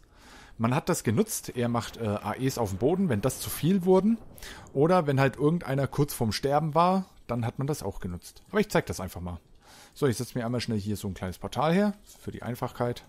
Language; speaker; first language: German; native; German